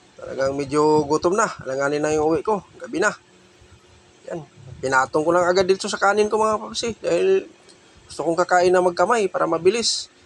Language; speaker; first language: Filipino; non-native, local second language; Cebuano